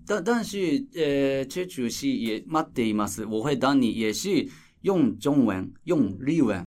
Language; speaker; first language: Chinese; non-native, fluent; Japanese